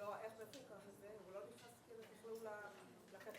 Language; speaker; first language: Hebrew; native; Hebrew